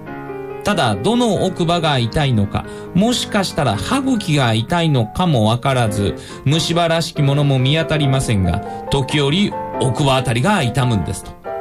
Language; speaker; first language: Japanese; native; Japanese